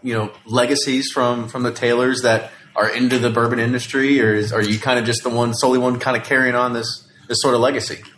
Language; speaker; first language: English; native; English